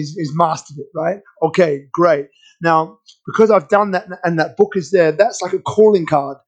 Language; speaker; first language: English; native; English